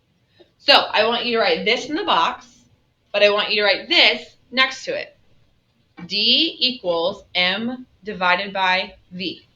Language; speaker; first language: English; native; English